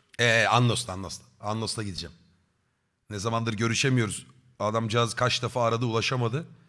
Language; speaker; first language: Turkish; native; Turkish